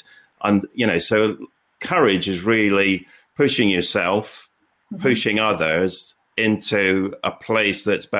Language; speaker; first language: English; native; English